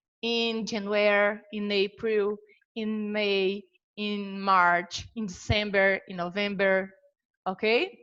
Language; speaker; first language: English; non-native, fluent; Portuguese